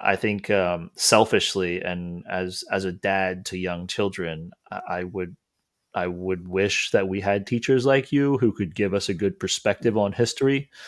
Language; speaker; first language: English; non-native, local second language; Cantonese